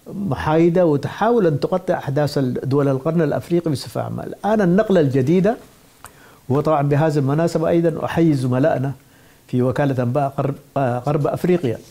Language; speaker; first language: Arabic; non-native, fluent; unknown